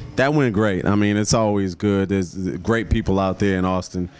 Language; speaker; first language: English; native; English